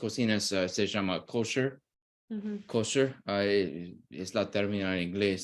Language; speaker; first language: Spanish; non-native, fluent; English